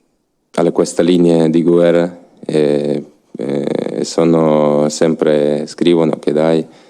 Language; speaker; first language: Italian; non-native, learner; Ukrainian